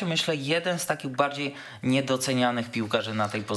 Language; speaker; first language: Polish; native; Polish